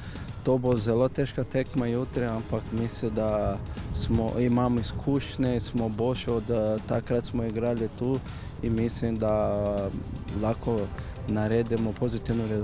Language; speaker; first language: Slovenian; non-native, fluent; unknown